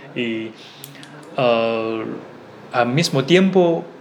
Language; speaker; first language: Spanish; non-native, learner; Chinese